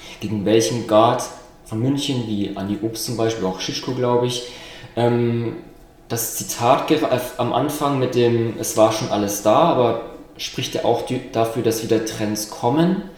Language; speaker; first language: German; native; German